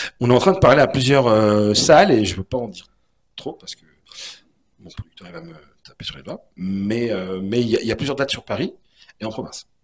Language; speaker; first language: French; native; French